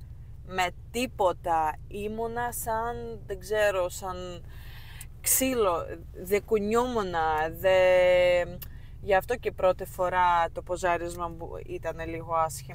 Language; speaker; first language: Greek; non-native, fluent; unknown